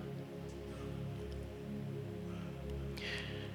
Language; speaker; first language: English; non-native, local second language; Malayalam